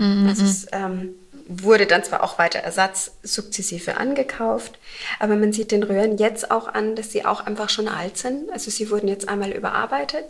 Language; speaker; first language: German; native; German